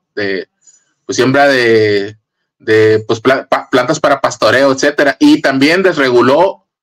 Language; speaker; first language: Spanish; native; Spanish